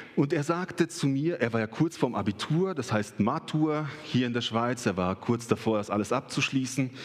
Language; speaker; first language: German; early bilingual, other home language; Russian